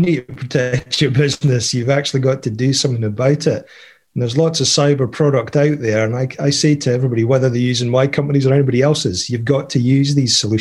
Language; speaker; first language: English; native; English